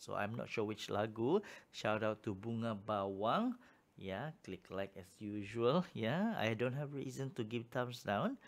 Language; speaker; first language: English; non-native, local second language; Malay